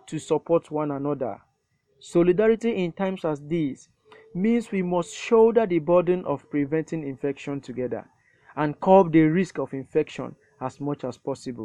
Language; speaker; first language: English; non-native, local second language; Yoruba